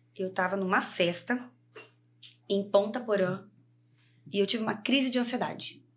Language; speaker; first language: Portuguese; native; Portuguese